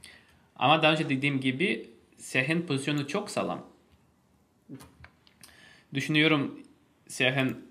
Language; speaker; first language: Turkish; non-native, fluent; Russian